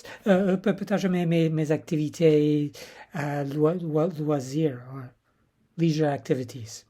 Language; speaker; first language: French; non-native, learner; English